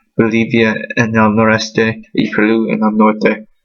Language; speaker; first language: Spanish; non-native, learner; English